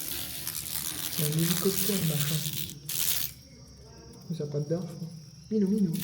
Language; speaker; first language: French; native; French